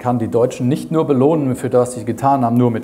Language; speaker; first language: German; native; German